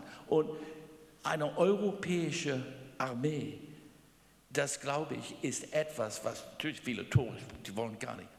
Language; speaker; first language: German; non-native, fluent; English